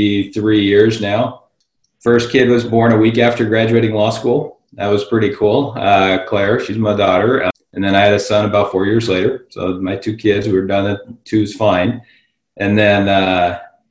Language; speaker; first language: English; native; English